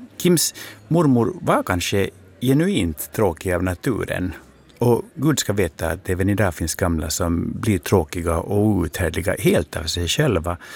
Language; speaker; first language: Swedish; native; Swedish